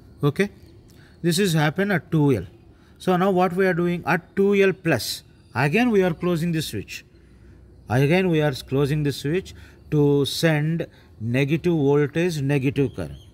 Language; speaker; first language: English; non-native, local second language; Telugu